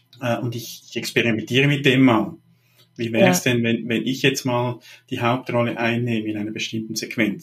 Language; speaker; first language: German; native; German